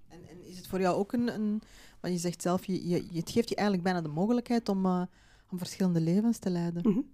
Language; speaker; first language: Dutch; early bilingual, other home language; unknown